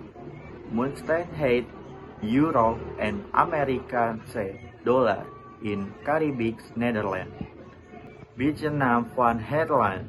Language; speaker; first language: Dutch; non-native, learner; Indonesian